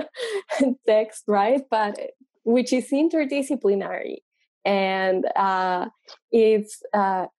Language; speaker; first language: English; non-native, fluent; Spanish